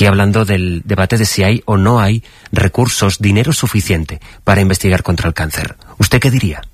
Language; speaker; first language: Spanish; native; Spanish